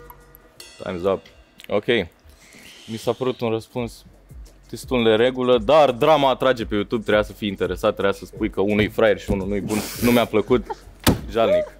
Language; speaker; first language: Romanian; native; Romanian